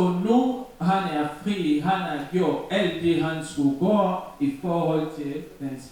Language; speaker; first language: Danish; non-native, learner; French